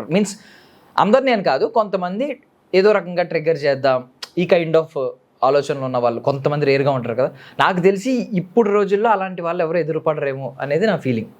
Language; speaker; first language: Telugu; native; Telugu